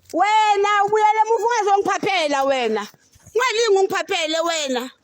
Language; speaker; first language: Zulu; native; Zulu